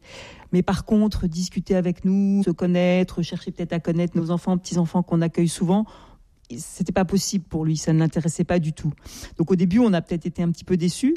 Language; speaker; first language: French; native; French